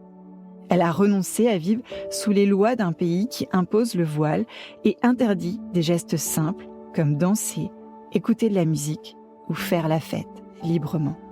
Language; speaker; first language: French; native; French